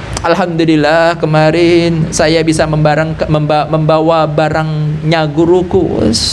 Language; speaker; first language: Malay; non-native, local second language; Javanese